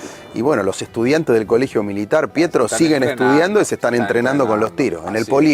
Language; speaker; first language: Spanish; native; Spanish